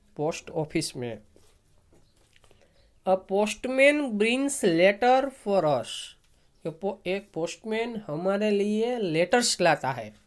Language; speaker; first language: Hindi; non-native, local second language; Gujarati